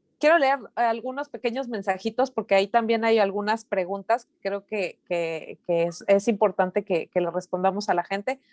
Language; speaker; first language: Spanish; native; Spanish